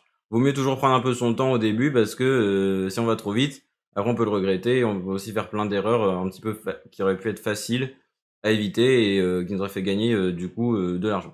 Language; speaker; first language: French; native; French